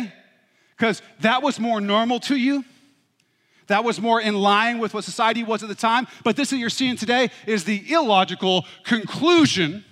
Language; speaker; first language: English; native; English